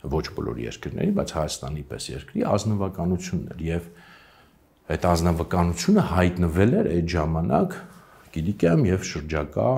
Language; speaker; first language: Armenian; native; Armenian